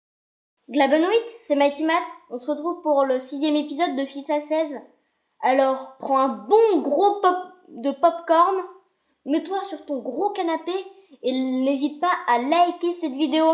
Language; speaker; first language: French; native; French